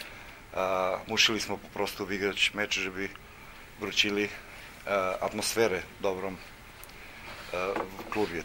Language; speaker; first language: Polish; non-native, learner; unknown